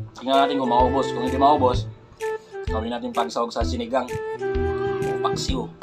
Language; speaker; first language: Filipino; non-native, local second language; Cebuano